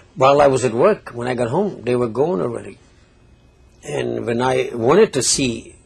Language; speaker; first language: English; non-native, fluent; Polish